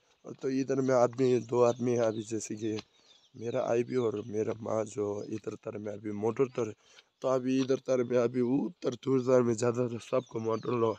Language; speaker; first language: Hindi; non-native, local second language; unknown